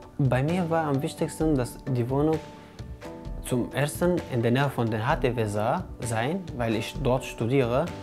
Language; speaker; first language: German; non-native, fluent; Arabic